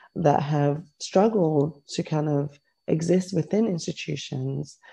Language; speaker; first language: English; native; English